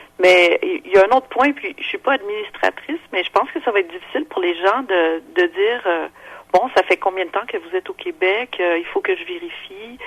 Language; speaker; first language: French; non-native, local second language; English